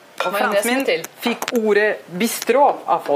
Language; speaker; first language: Norwegian; non-native, fluent; Russian